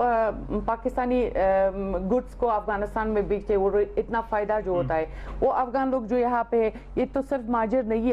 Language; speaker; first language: Hindi; non-native, fluent; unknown